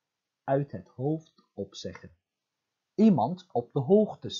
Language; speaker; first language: Dutch; non-native, fluent; Turkish